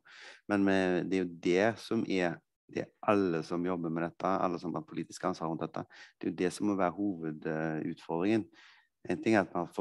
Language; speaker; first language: Norwegian; native; Norwegian